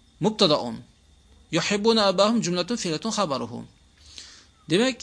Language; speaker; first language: Arabic; non-native, fluent; Uzbek